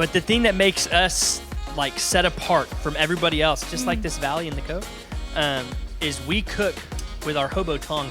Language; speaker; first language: English; native; English